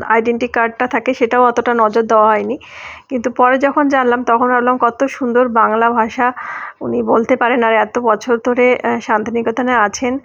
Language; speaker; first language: Bangla; native; Bangla